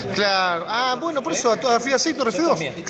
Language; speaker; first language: Spanish; native; Spanish